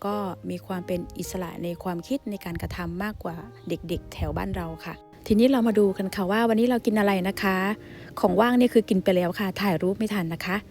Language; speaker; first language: Thai; native; Thai